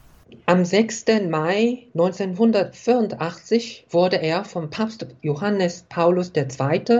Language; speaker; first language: German; non-native, fluent; Korean